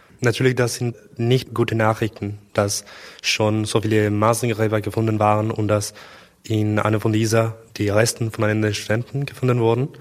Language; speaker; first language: German; non-native, learner; Spanish